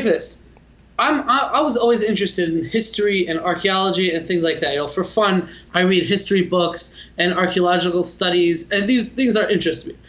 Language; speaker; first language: English; native; English